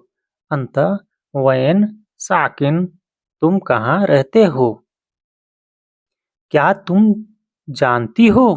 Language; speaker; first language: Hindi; native; Hindi